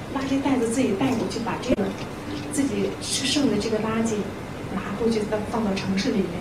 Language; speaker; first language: Chinese; non-native, local second language; Mongolian